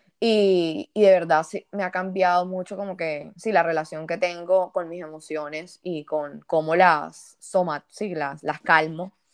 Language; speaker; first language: Spanish; native; Spanish